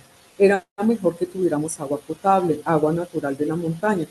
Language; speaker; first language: Spanish; native; Spanish